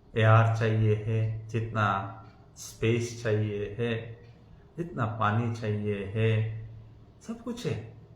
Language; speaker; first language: Hindi; non-native, local second language; Bangla